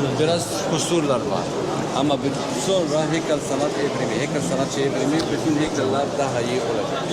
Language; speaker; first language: Turkish; non-native, learner; Arabic